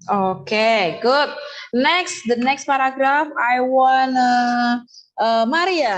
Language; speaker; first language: English; non-native, learner; Indonesian